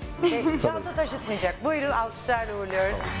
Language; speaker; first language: Turkish; native; Turkish